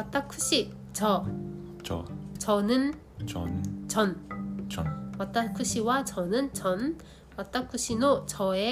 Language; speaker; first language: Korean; non-native, learner; Japanese